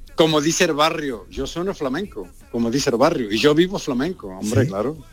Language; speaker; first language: Spanish; native; Spanish